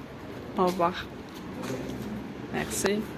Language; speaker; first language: French; non-native, local second language; Arabic